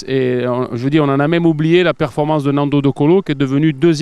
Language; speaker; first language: French; native; French